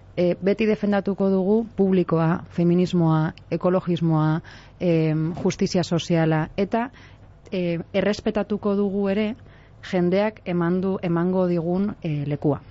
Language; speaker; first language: Basque; non-native, local second language; Spanish